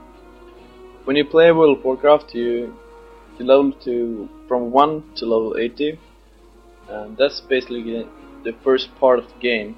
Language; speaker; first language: English; non-native, fluent; Swedish